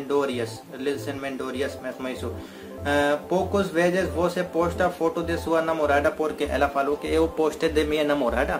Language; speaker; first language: Portuguese; non-native, learner; Hindi